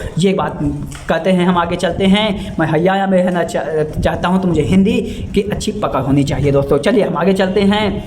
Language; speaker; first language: Hindi; native; Hindi